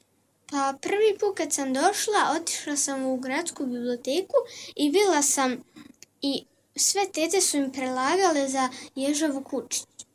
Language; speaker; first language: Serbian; early bilingual, heritage; Serbian